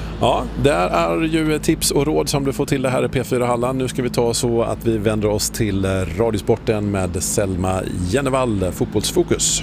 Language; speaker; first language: Swedish; native; Swedish